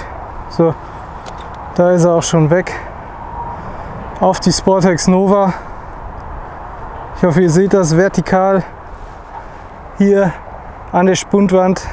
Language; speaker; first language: German; native; German